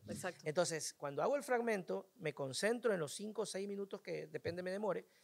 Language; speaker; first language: Spanish; native; Spanish